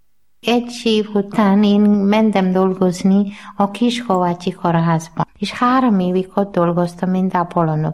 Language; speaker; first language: Hungarian; non-native, learner; Malayalam